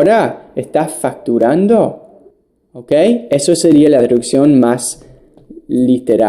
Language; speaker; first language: Spanish; non-native, fluent; English